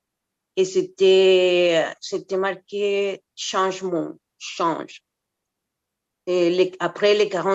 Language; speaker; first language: French; non-native, fluent; Spanish